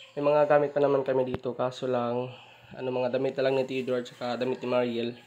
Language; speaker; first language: Filipino; non-native, local second language; Waray